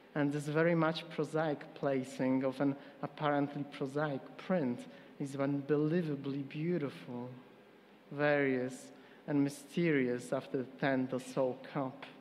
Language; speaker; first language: English; non-native, fluent; Polish